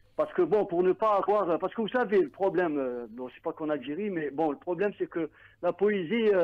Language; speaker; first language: French; non-native, local second language; Arabic